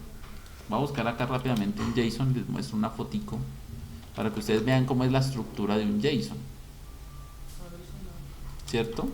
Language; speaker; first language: Spanish; native; Spanish